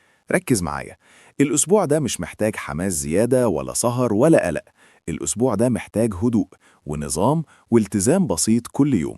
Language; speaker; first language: Arabic; native; Arabic